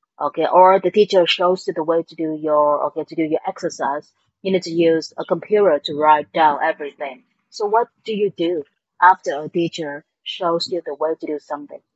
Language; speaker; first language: English; non-native, fluent; Vietnamese